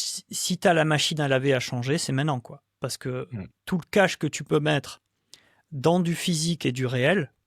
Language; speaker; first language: French; native; French